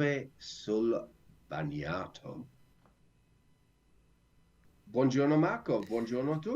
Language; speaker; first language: Italian; non-native, learner; English